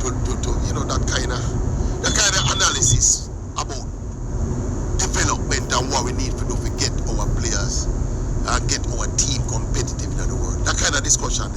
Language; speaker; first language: English; non-native, local second language; Jamaican Creole English